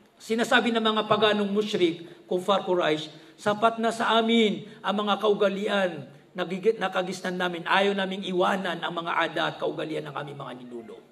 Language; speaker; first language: Filipino; non-native, local second language; Maranao